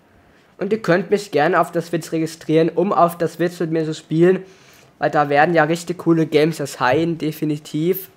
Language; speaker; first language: German; native; German